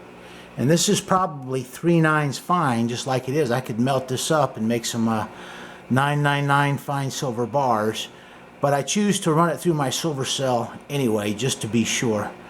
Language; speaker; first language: English; native; English